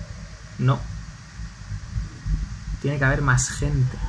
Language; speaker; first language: Spanish; native; Spanish